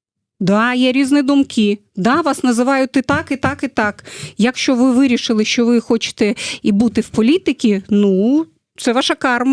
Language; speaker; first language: Ukrainian; non-native, fluent; Russian